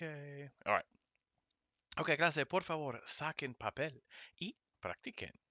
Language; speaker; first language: Spanish; non-native, fluent; English